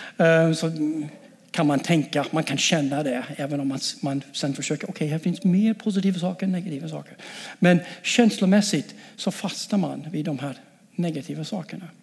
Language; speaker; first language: Swedish; non-native, fluent; English